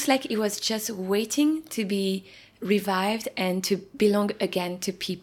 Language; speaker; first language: English; non-native, fluent; French